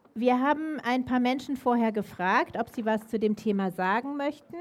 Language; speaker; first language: German; native; German